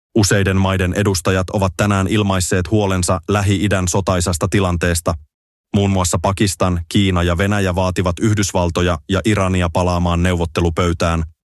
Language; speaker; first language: Finnish; native; Finnish